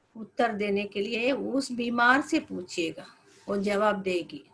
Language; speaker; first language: Hindi; non-native, local second language; Telugu